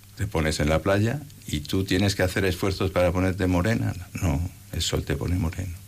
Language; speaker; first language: Spanish; native; Spanish